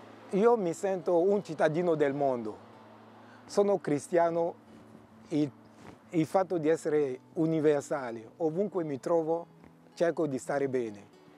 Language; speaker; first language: Italian; non-native, fluent; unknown